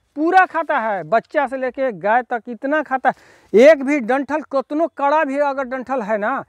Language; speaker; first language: Hindi; native; Hindi